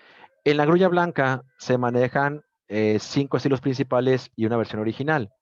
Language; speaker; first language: Spanish; native; Spanish